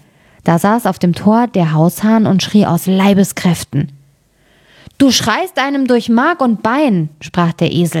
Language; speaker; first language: German; native; German